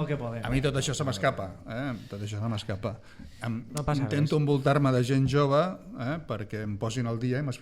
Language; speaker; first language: Catalan; native; Catalan